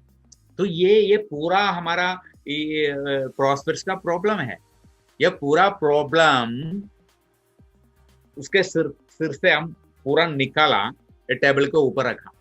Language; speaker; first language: Hindi; non-native, local second language; Malayalam